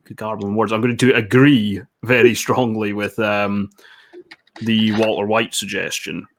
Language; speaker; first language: English; native; English